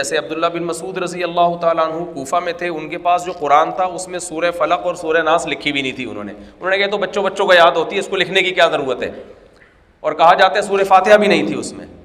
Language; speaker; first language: Urdu; native; Urdu